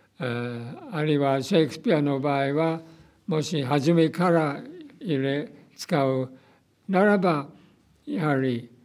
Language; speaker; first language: Japanese; non-native, fluent; English